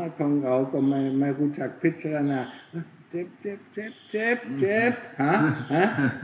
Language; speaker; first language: Thai; non-native, fluent; English